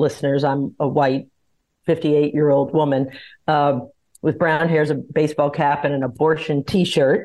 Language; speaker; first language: English; native; English